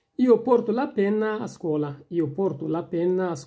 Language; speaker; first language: Italian; non-native, fluent; Persian